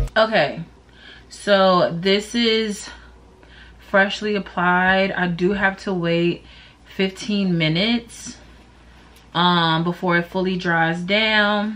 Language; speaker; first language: English; native; English